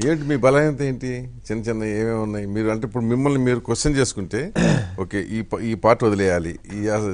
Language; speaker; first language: Telugu; native; Telugu